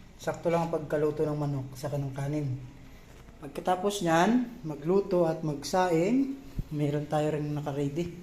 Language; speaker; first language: Filipino; non-native, local second language; Bikol